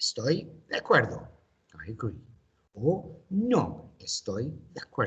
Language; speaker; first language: Spanish; non-native, learner; English